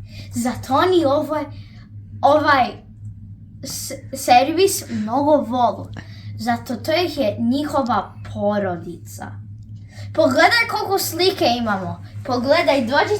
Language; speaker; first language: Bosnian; early bilingual, other home language; Serbian